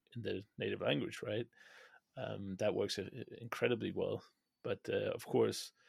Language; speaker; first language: English; non-native, fluent; Danish